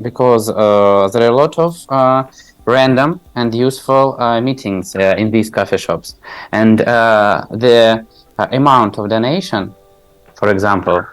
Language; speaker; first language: English; non-native, learner; Tajik